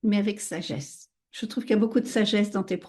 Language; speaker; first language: French; native; French